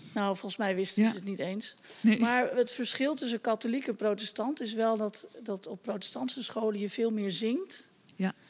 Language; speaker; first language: Dutch; native; Dutch